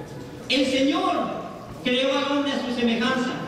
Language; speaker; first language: Spanish; native; Spanish